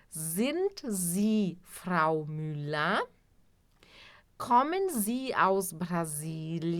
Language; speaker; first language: German; non-native, fluent; Portuguese